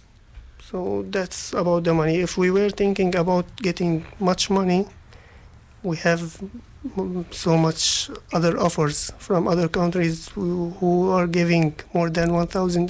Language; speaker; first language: English; non-native, fluent; Arabic